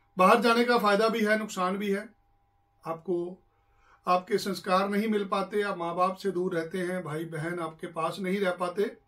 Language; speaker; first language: Hindi; non-native, local second language; Punjabi